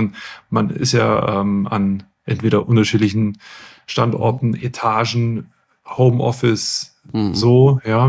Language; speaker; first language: German; native; German